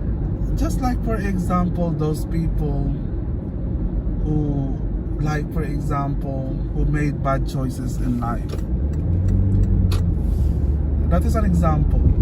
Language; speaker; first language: English; non-native, local second language; Filipino